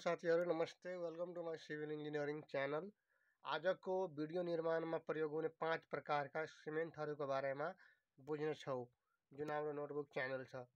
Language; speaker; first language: Nepali; native; Nepali